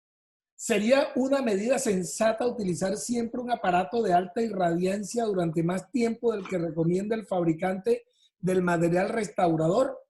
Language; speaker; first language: Spanish; native; Spanish